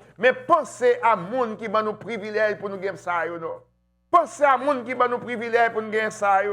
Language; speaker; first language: French; non-native, local second language; Haitian Creole